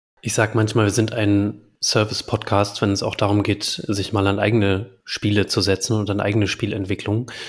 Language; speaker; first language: German; native; German